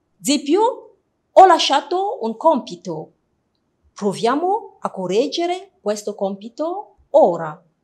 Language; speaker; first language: Italian; non-native, fluent; French